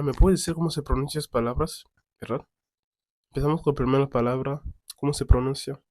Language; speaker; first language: Spanish; non-native, fluent; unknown